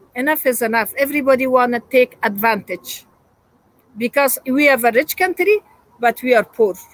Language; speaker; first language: English; non-native, learner; Persian